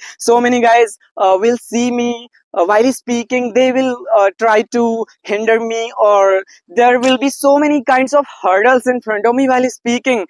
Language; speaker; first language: English; non-native, learner; Hindi